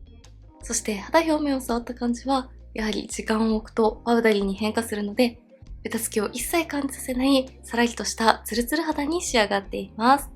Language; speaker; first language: Japanese; native; Japanese